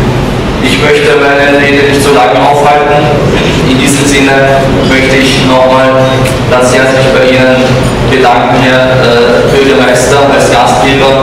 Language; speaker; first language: German; non-native, fluent; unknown